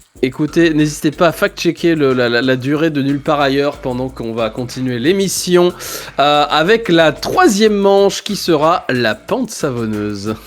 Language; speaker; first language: French; native; French